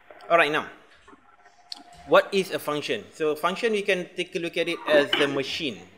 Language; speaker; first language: English; non-native, local second language; Malay